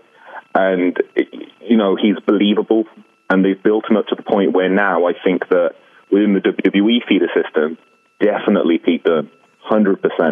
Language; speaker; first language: English; native; English